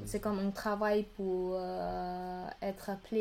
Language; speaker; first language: French; non-native, learner; Khmer